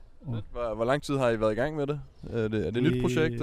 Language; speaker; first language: Danish; native; Danish